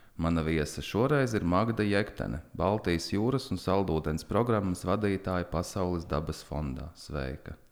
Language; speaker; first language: Latvian; native; Latvian